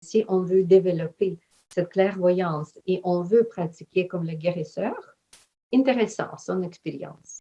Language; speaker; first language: French; non-native, fluent; Ukrainian